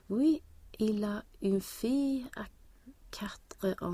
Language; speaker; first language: French; non-native, learner; Swedish